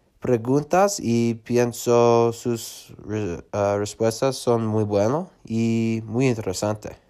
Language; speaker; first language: Spanish; non-native, learner; English